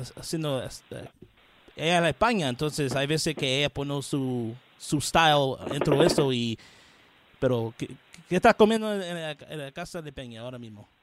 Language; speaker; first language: Spanish; early bilingual, heritage; Spanish